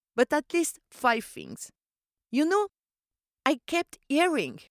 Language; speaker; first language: English; non-native, fluent; French